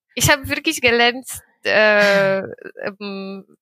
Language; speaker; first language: German; non-native, fluent; Polish